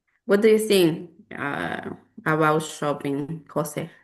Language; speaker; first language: English; non-native, learner; Spanish